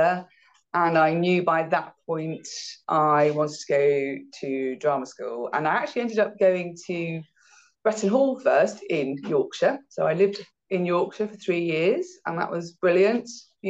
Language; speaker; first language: English; native; English